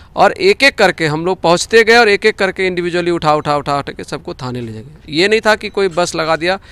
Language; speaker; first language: Hindi; native; Hindi